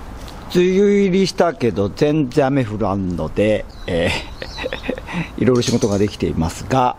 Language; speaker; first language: Japanese; native; Japanese